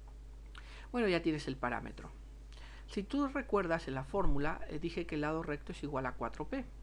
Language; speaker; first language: Spanish; native; Spanish